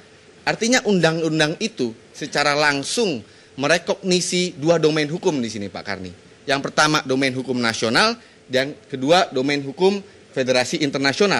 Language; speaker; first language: Indonesian; native; Indonesian